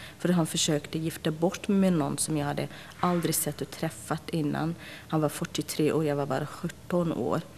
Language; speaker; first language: Swedish; non-native, fluent; Central Kurdish